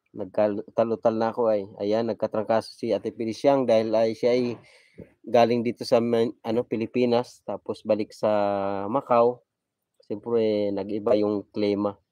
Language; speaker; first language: Filipino; non-native, local second language; Cebuano